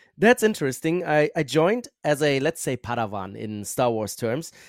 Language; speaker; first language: English; non-native, fluent; German